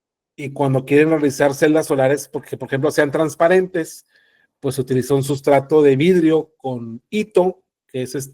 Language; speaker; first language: Spanish; native; Spanish